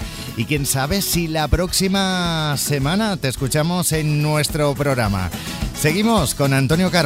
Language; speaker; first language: Spanish; native; Spanish